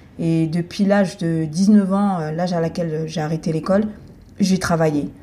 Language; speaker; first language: French; native; French